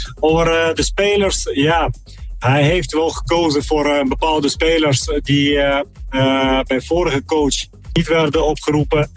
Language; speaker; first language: Dutch; non-native, fluent; Russian